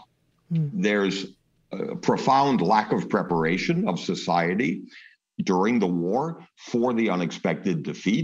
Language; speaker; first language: English; native; English